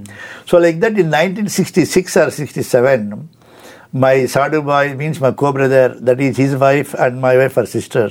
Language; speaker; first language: English; non-native, local second language; Telugu